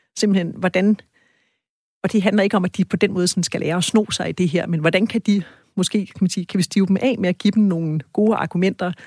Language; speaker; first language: Danish; native; Danish